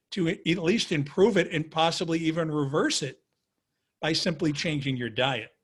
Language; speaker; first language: English; native; English